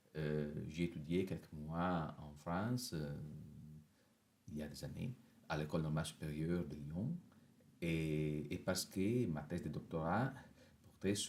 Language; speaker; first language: French; non-native, fluent; Italian